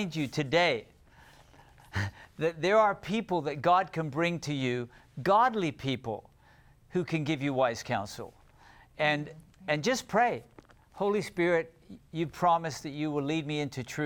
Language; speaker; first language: English; native; English